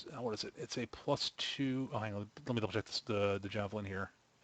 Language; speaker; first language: English; native; English